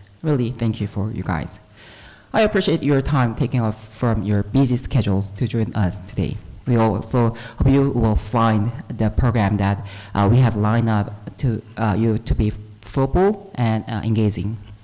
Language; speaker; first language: English; non-native, fluent; Korean